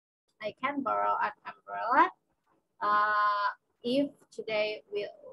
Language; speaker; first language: English; non-native, fluent; Indonesian